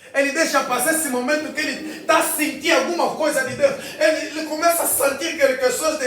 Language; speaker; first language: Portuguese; non-native, fluent; Lingala